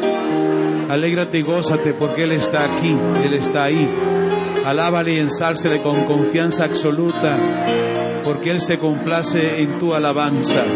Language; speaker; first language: Spanish; native; Spanish